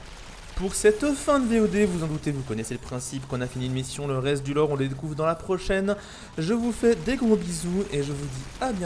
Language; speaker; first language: French; native; French